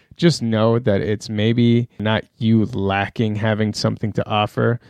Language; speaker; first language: English; early bilingual, other home language; Persian